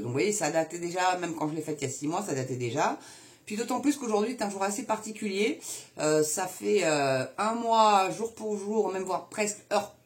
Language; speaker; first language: French; native; French